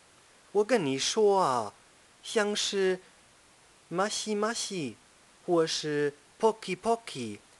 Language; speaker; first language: Chinese; non-native, fluent; German